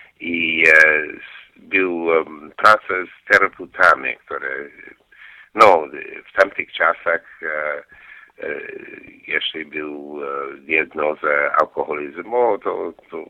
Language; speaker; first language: Polish; non-native, learner; English